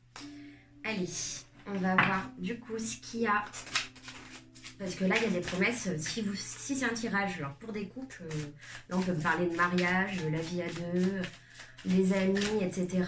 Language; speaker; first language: French; native; French